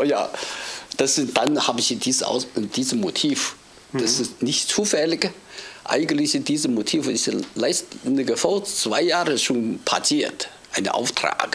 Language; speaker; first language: German; non-native, learner; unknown